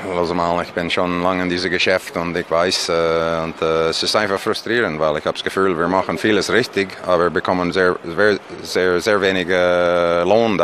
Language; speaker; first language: German; non-native, fluent; English